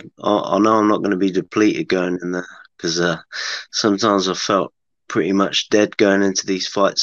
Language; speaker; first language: English; native; English